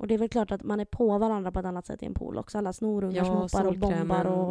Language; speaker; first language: Swedish; native; Swedish